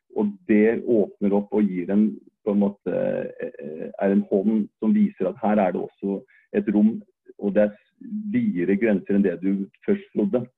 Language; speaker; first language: Norwegian; native; Norwegian